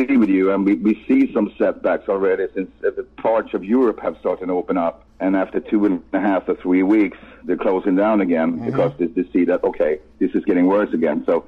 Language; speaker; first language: English; non-native, fluent; Swedish